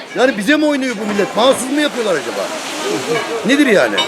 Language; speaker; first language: Turkish; native; Turkish